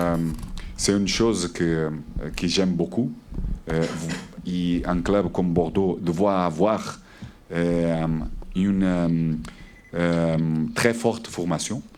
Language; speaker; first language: French; non-native, learner; Portuguese